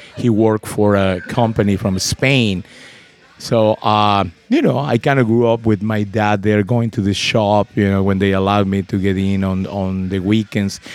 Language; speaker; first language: English; non-native, fluent; Spanish